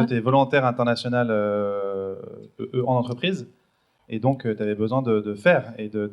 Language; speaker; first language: French; native; French